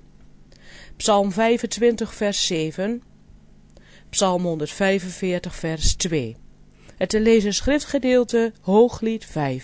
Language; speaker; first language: Dutch; native; Dutch